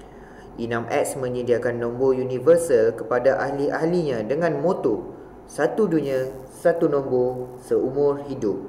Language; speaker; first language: Malay; native; Malay